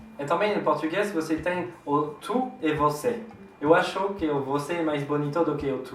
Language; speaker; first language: Portuguese; non-native, fluent; French